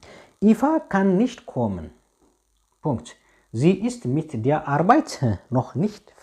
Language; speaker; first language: German; non-native, fluent; Tigrinya